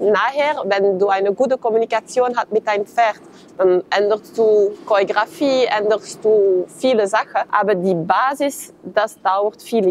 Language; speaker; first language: German; non-native, fluent; French